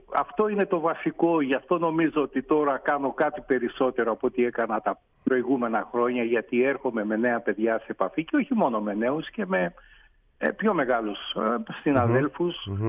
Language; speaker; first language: Greek; native; Greek